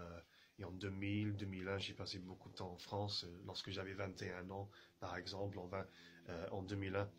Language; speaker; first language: French; non-native, fluent; English